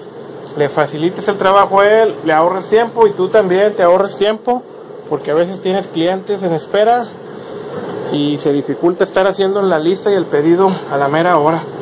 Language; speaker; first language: Spanish; native; Spanish